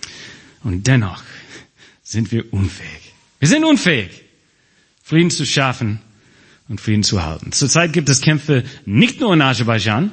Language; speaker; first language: German; non-native, fluent; English